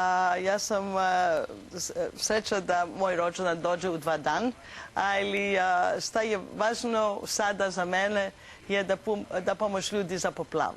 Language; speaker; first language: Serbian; non-native, learner; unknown